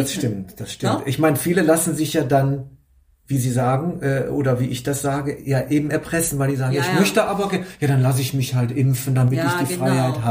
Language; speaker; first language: German; native; German